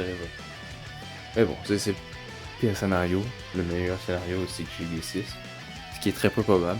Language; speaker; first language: French; native; French